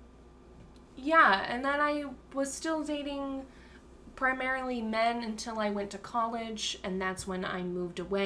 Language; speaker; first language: English; native; English